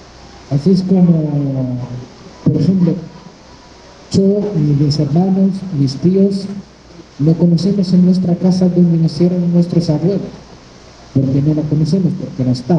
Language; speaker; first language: Spanish; non-native, fluent; Arabic